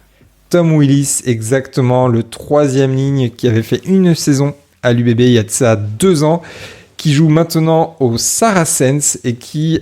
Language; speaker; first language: French; native; French